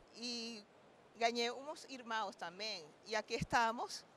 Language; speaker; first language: Portuguese; non-native, learner; Spanish